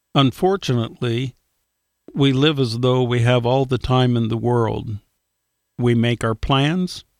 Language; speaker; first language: English; native; English